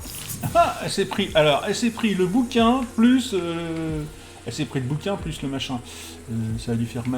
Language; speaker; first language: French; native; French